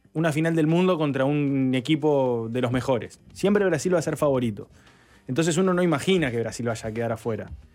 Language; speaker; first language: Spanish; native; Spanish